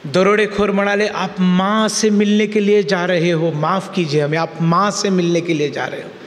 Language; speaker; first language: Hindi; non-native, local second language; Marathi